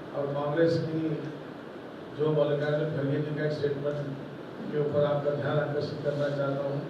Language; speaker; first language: Hindi; non-native, local second language; Marathi